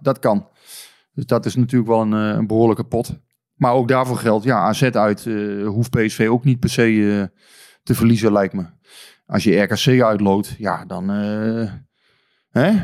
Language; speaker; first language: Dutch; native; Dutch